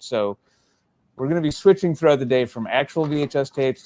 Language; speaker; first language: English; native; English